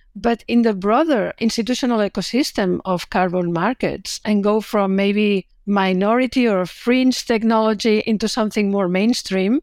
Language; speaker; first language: English; non-native, fluent; Catalan